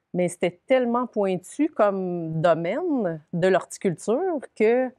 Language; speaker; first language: French; native; French